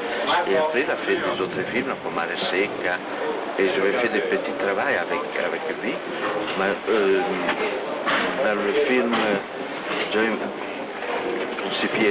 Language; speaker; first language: French; non-native, fluent; Italian